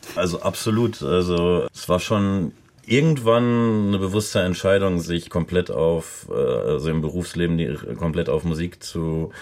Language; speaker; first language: German; native; German